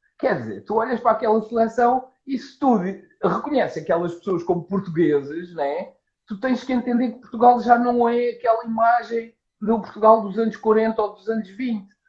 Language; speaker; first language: Portuguese; early bilingual, other home language; Kabuverdianu